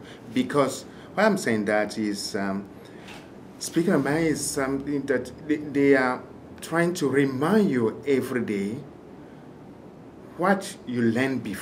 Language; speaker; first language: English; non-native, fluent; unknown